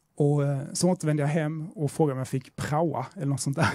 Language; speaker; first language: Swedish; native; Swedish